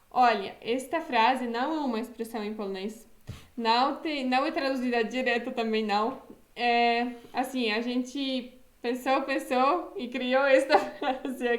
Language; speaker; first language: Portuguese; non-native, fluent; Polish